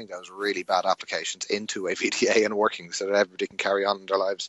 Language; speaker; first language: English; native; English